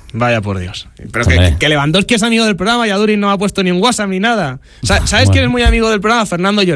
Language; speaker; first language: Spanish; native; Spanish